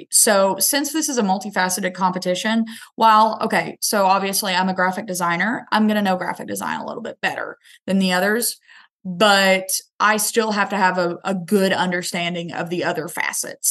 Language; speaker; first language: English; native; English